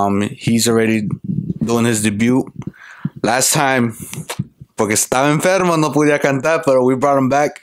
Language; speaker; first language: English; early bilingual, other home language; Spanish